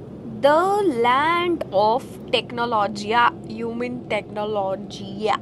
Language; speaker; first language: Hindi; non-native, local second language; Marathi